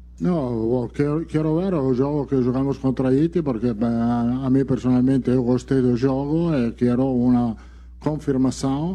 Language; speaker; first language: Portuguese; non-native, learner; Italian